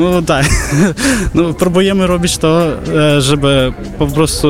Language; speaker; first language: Polish; non-native, fluent; Russian